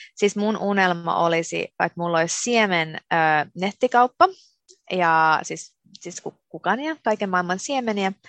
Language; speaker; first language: Finnish; native; Finnish